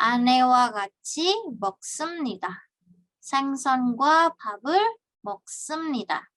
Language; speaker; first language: Korean; non-native, fluent; Indonesian